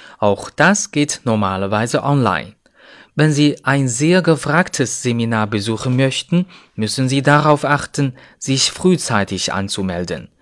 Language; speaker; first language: German; non-native, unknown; Chinese